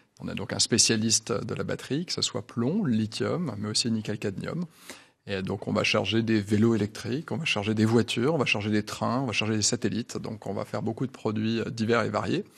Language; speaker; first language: French; native; French